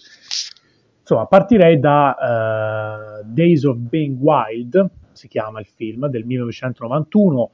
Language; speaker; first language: Italian; native; Italian